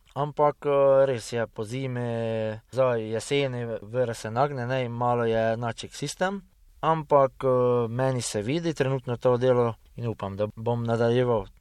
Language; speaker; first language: Slovenian; early bilingual, heritage; Hungarian